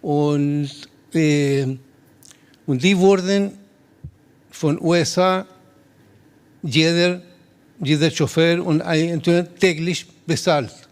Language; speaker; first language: German; non-native, learner; Spanish